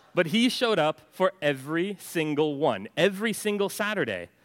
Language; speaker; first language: English; early bilingual, other home language; Norwegian